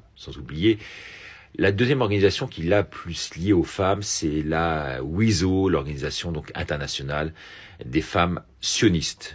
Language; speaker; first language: French; native; French